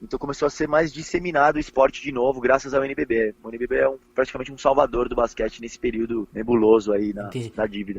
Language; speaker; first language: Portuguese; native; Portuguese